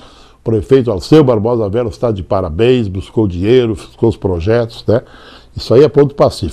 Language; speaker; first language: Portuguese; native; Portuguese